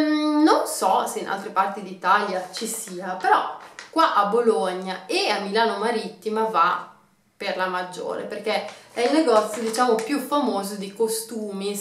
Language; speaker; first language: Italian; native; Italian